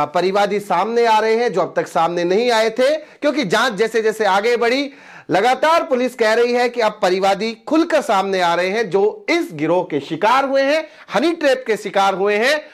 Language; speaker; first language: Hindi; native; Hindi